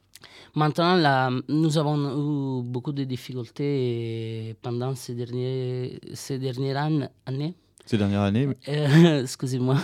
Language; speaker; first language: French; non-native, learner; Italian